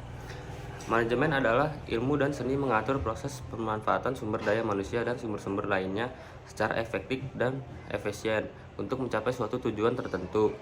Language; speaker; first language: Indonesian; native; Indonesian